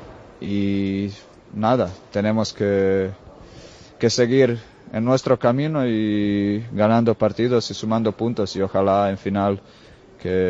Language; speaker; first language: Spanish; non-native, fluent; Croatian